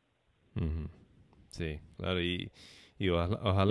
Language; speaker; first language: Spanish; non-native, fluent; English